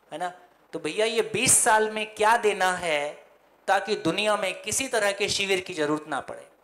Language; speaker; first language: Hindi; native; Hindi